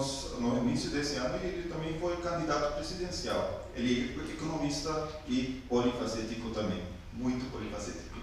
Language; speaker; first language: Portuguese; non-native, fluent; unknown